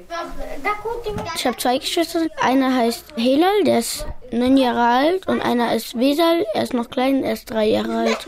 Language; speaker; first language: German; early bilingual, other home language; Pashto